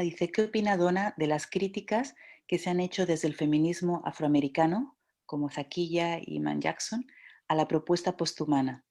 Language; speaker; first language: Spanish; native; Spanish